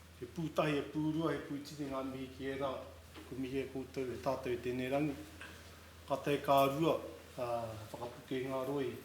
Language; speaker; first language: Māori; native; Māori